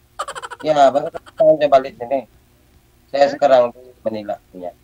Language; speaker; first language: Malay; non-native, learner; Filipino